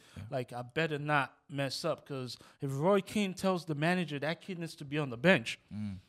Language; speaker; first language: English; non-native, local second language; Yoruba